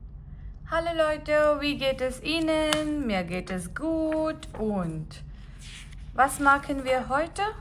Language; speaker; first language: German; non-native, learner; Gujarati